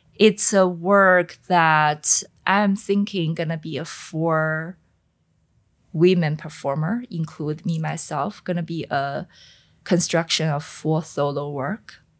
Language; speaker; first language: English; non-native, fluent; Chinese